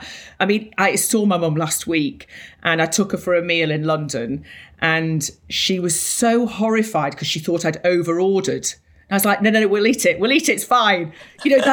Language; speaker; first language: English; native; English